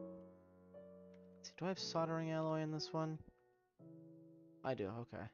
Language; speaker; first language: English; native; English